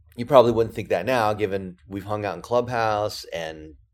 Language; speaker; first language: English; early bilingual, other home language; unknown